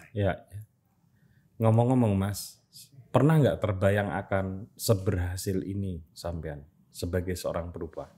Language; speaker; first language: Indonesian; non-native, local second language; Javanese